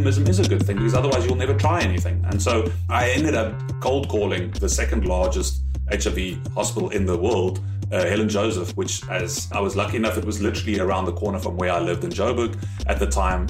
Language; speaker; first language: English; non-native, local second language; German